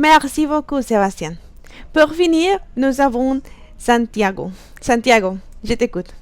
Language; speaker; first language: French; non-native, learner; Spanish